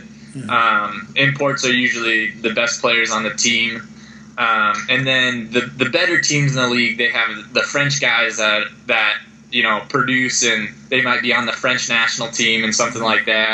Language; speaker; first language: English; native; English